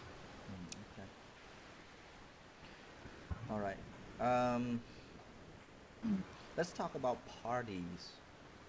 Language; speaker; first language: English; non-native, fluent; Vietnamese